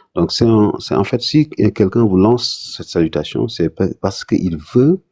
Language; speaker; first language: French; non-native, local second language; Wolof